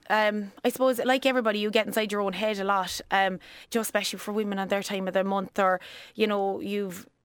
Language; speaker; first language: English; native; English